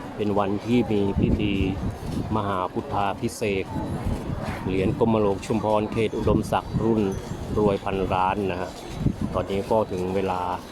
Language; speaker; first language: Thai; native; Thai